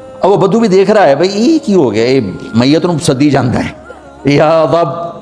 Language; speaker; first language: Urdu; non-native, local second language; Punjabi